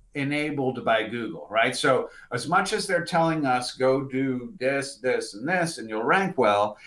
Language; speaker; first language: English; native; English